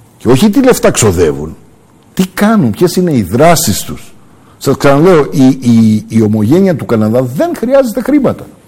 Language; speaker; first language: Greek; early bilingual, heritage; Greek